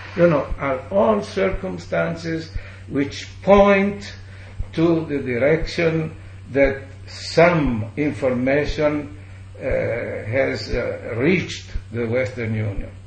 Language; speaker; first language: English; non-native, fluent; Italian